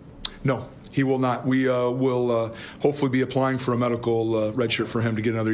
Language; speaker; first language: English; native; English